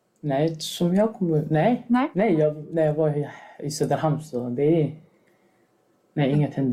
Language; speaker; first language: Swedish; non-native, fluent; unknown